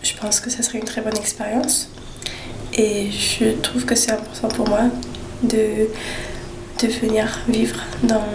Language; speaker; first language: French; early bilingual, heritage; French